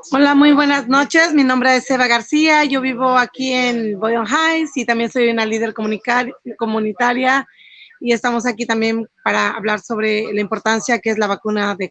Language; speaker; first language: Spanish; native; Spanish